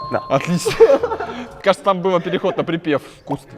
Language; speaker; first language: Russian; native; Russian